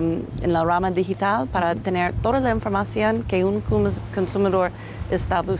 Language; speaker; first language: Spanish; non-native, learner; English